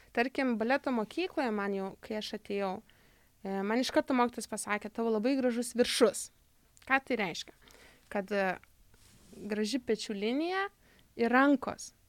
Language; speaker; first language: Lithuanian; native; Lithuanian